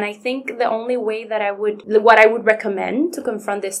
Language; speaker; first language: English; non-native, fluent; Spanish